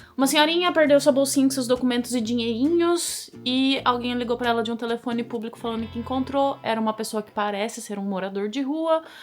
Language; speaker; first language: Portuguese; native; Portuguese